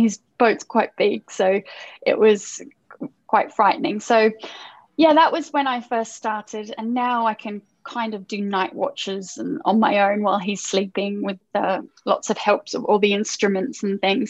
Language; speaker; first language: English; native; English